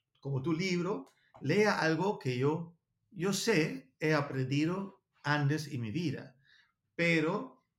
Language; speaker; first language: Spanish; non-native, learner; Danish